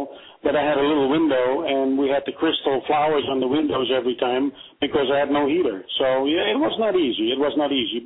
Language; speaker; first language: English; non-native, fluent; Dutch